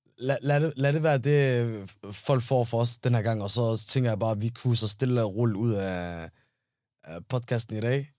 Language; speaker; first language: Danish; early bilingual, other home language; Somali